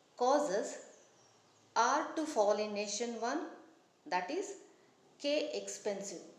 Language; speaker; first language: English; non-native, local second language; Kannada